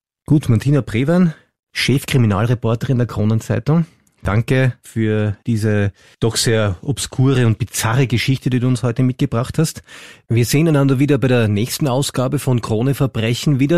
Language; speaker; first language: German; native; German